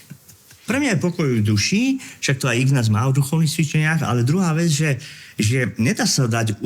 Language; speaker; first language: Slovak; native; Slovak